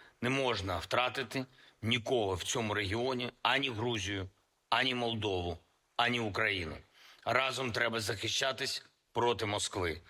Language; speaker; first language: Ukrainian; non-native, fluent; Georgian